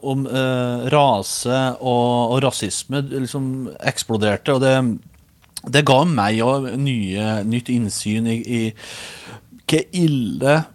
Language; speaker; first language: Norwegian; native; Norwegian